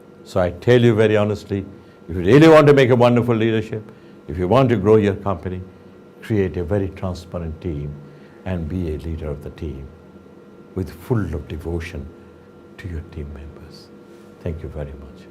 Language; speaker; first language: English; non-native, local second language; Bangla